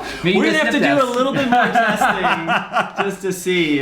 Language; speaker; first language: English; native; English